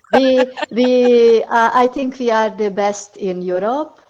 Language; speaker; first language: English; non-native, learner; Hungarian